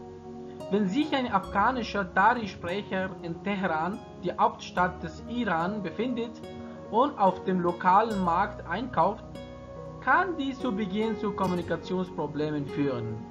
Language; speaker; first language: German; non-native, fluent; Persian